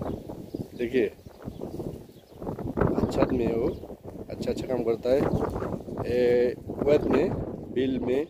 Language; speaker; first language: Hindi; non-native, learner; Bangla